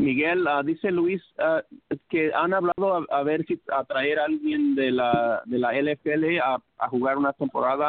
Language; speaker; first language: Spanish; early bilingual, heritage; English